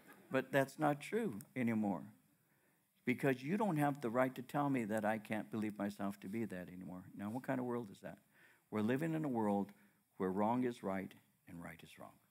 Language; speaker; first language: English; native; English